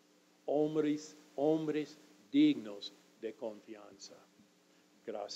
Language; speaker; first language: Spanish; non-native, fluent; English